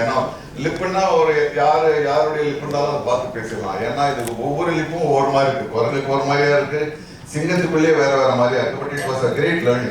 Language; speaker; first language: Tamil; native; Tamil